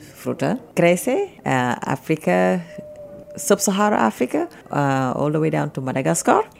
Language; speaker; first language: Spanish; non-native, learner; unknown